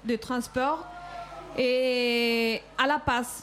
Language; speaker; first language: French; non-native, fluent; Spanish